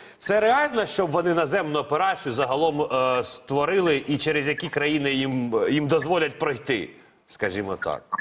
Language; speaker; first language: Ukrainian; native; Ukrainian